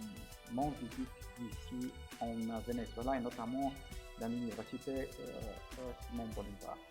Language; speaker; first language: French; non-native, fluent; Romanian